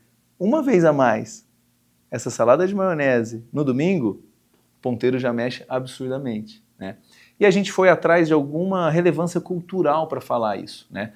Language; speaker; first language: Portuguese; native; Portuguese